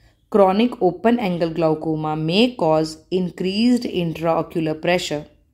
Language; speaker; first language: English; non-native, local second language; Hindi